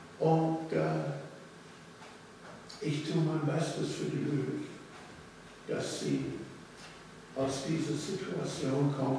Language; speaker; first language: German; early bilingual, heritage; German